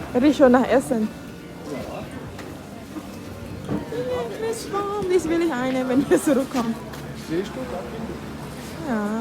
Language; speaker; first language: German; non-native, learner; Thai